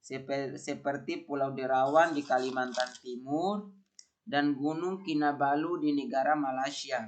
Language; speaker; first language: Indonesian; native; Indonesian